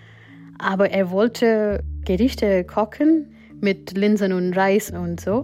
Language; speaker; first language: German; non-native, fluent; Gujarati